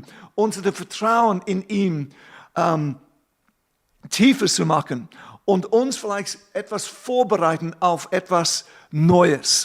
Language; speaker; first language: German; non-native, fluent; English